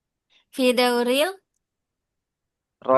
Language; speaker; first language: Arabic; non-native, learner; Indonesian